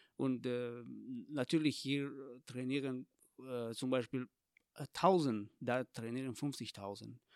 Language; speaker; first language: German; non-native, fluent; Tajik